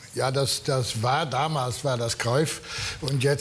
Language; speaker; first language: German; non-native, learner; Dutch